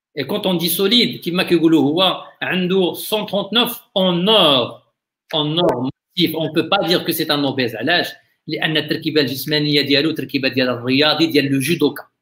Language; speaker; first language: French; non-native, local second language; Arabic